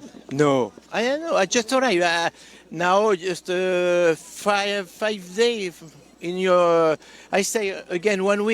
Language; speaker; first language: English; non-native, learner; French